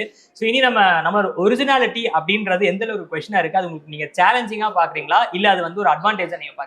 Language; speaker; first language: Tamil; native; Tamil